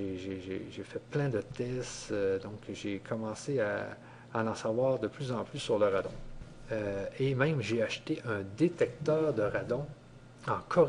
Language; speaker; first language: French; native; French